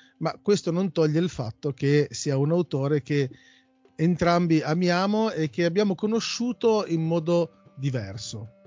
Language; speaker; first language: Italian; native; Italian